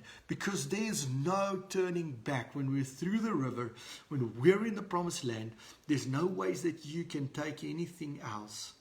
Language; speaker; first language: English; non-native, local second language; Afrikaans